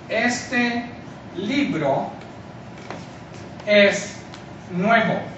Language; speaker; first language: Spanish; non-native, fluent; English